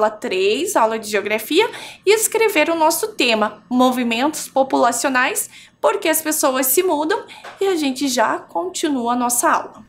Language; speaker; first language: Portuguese; native; Portuguese